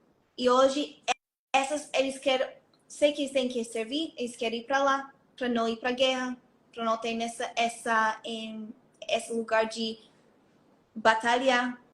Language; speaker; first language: Portuguese; non-native, fluent; Hebrew